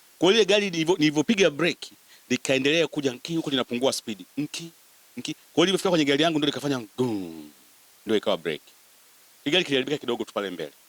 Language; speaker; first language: Swahili; native; Swahili